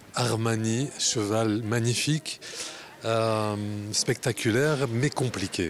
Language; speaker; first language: French; native; French